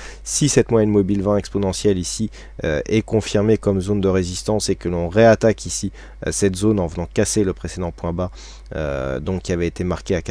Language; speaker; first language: French; native; French